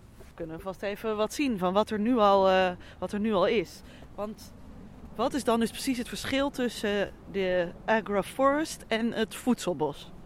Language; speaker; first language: Dutch; native; Dutch